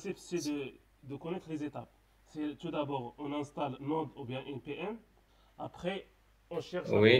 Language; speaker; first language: French; non-native, local second language; Arabic